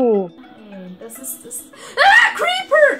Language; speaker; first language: German; native; German